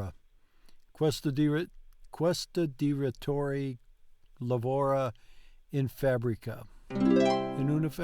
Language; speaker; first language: Italian; non-native, learner; English